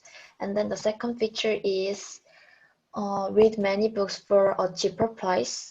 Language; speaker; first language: English; non-native, learner; Korean